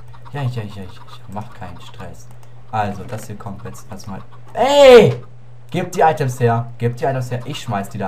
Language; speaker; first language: German; native; German